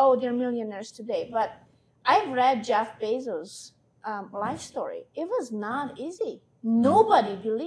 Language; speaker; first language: English; non-native, fluent; Hungarian